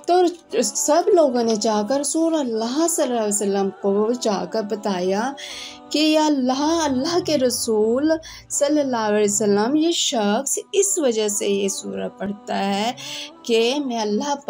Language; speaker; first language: Urdu; native; Urdu